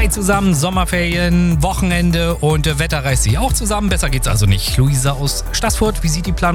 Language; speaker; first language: German; native; German